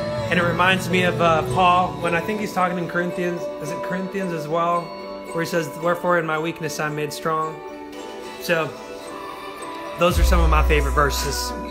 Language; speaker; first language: English; early bilingual, other home language; Spanish